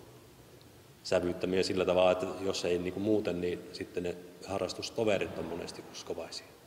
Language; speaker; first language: Finnish; native; Finnish